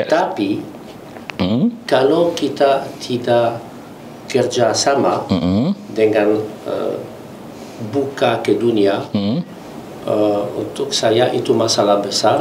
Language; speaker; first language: Indonesian; non-native, learner; Italian